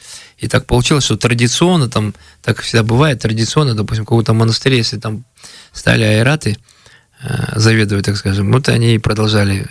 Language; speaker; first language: Russian; native; Russian